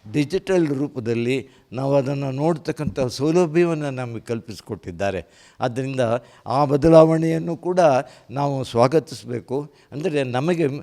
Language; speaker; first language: Kannada; native; Kannada